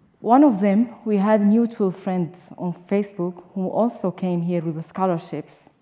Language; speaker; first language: English; non-native, fluent; Arabic